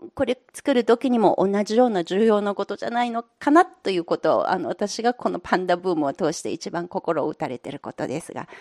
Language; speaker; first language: Japanese; non-native, fluent; Chinese